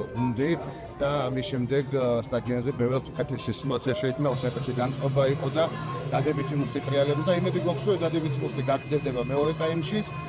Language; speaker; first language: Georgian; native; Georgian